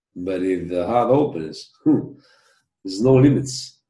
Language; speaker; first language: English; non-native, fluent; Spanish